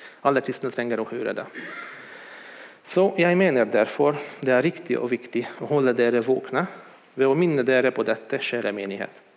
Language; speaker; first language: Swedish; non-native, fluent; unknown